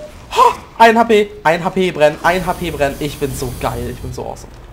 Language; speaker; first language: German; native; German